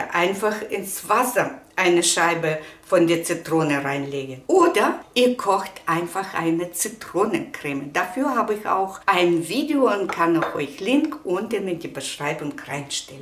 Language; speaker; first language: German; non-native, learner; Russian